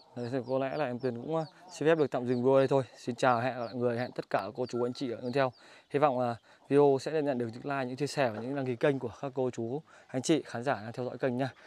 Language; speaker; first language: Vietnamese; native; Vietnamese